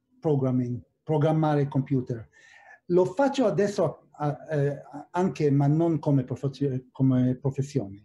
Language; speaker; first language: Italian; non-native, fluent; Hebrew